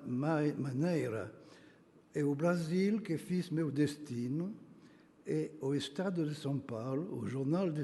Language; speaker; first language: Portuguese; non-native, fluent; French